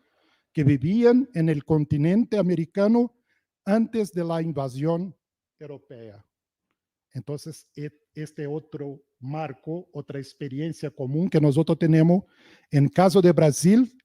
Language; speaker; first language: Spanish; non-native, fluent; Portuguese